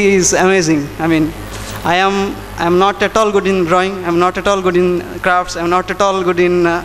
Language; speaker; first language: English; non-native, local second language; Kannada